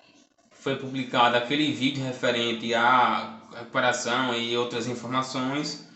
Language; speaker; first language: Portuguese; native; Portuguese